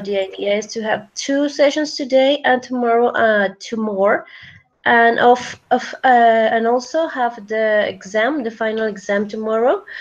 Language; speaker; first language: English; non-native, fluent; Spanish